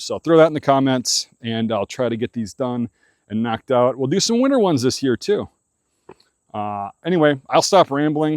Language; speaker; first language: English; native; English